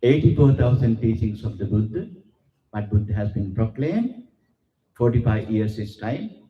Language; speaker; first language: English; non-native, local second language; Sinhala